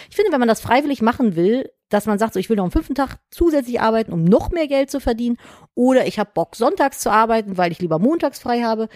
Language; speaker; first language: German; native; German